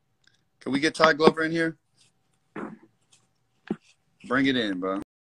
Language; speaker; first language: English; native; English